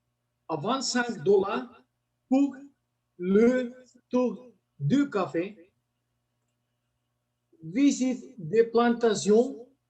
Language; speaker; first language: French; non-native, learner; Spanish